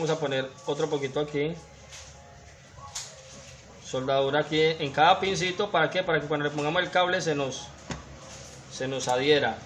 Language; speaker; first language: Spanish; native; Spanish